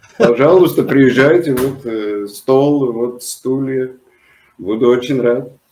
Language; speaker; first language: Russian; non-native, local second language; Georgian